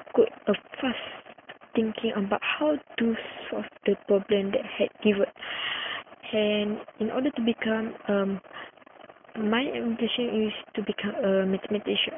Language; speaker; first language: English; non-native, local second language; Malay